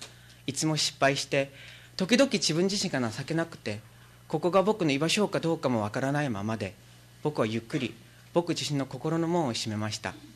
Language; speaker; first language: Japanese; non-native, learner; Korean